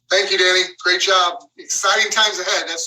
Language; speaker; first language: English; native; English